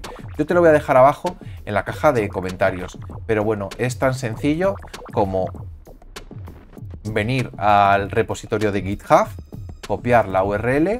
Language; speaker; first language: Spanish; native; Spanish